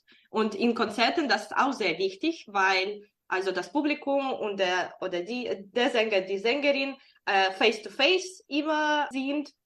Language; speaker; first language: German; non-native, fluent; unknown